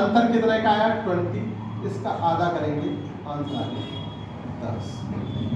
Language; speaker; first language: Hindi; native; Hindi